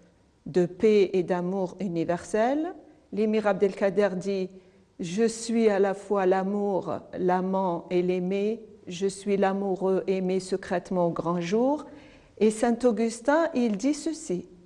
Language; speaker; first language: French; non-native, local second language; Arabic